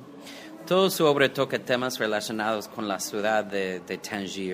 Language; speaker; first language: Spanish; non-native, fluent; English